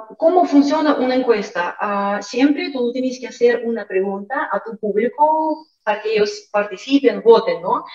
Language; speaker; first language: Spanish; non-native, fluent; Russian